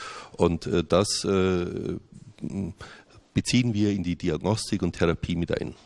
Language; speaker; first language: German; native; German